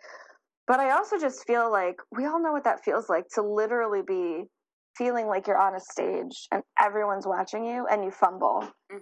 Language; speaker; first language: English; native; English